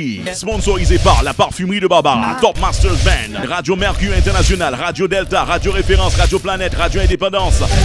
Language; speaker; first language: French; non-native, local second language; Haitian Creole